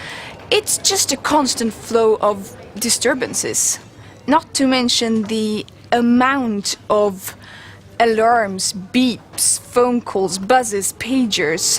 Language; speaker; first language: English; non-native, fluent; Swedish